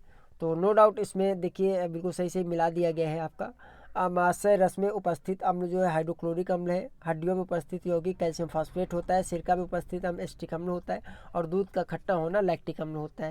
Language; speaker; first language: Hindi; native; Hindi